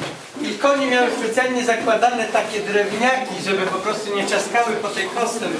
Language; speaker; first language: Polish; native; Polish